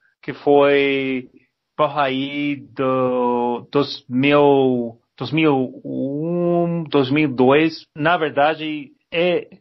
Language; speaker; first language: Portuguese; non-native, learner; Spanish